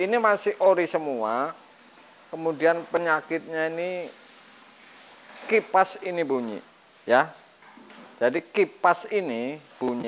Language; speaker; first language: Indonesian; native; Indonesian